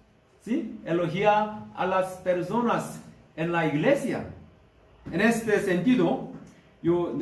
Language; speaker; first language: Spanish; non-native, learner; Korean